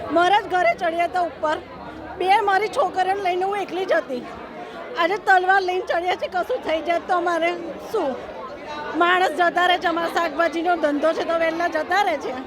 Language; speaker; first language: Gujarati; native; Gujarati